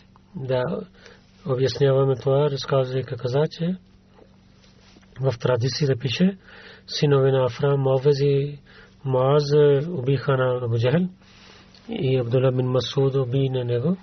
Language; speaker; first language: Bulgarian; non-native, learner; Urdu